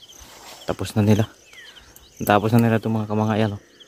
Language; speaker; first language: Filipino; non-native, local second language; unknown